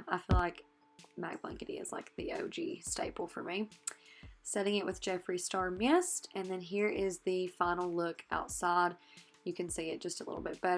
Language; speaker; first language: English; native; English